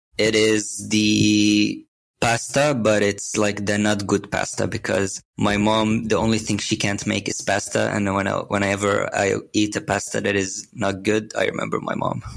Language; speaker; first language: English; non-native, fluent; Arabic